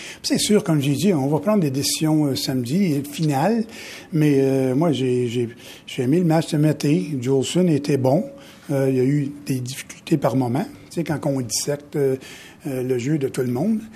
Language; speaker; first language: French; native; French